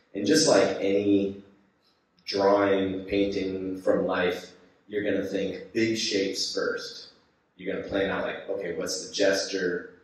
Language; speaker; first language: English; native; English